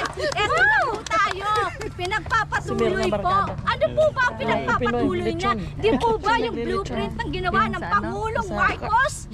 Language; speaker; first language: Filipino; native; Filipino